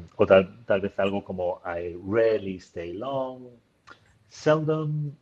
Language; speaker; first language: Spanish; native; Spanish